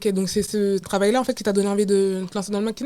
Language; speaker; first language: French; native; French